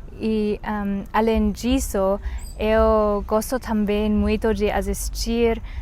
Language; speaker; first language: Portuguese; non-native, learner; Chinese